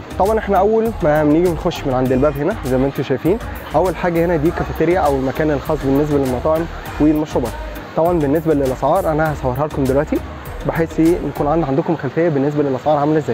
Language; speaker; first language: Arabic; native; Arabic